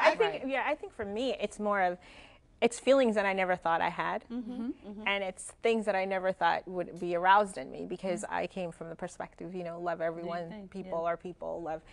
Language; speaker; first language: English; non-native, fluent; Spanish